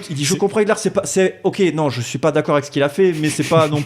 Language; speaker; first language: French; native; French